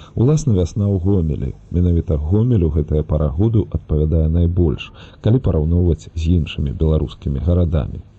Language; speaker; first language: Belarusian; native; Belarusian